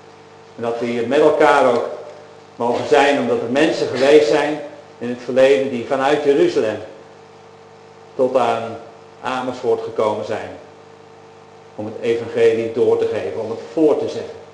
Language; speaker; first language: Dutch; native; Dutch